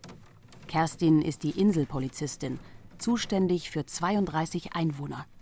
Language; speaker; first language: German; native; German